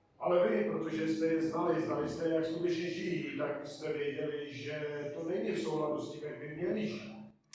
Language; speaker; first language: Czech; native; Czech